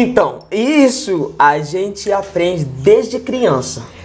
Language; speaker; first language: Portuguese; non-native, learner; Yoruba